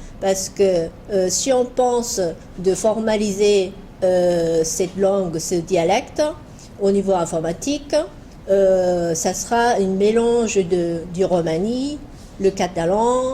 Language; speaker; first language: French; non-native, fluent; Japanese